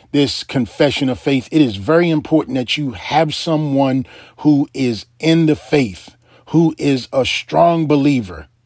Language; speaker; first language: English; native; English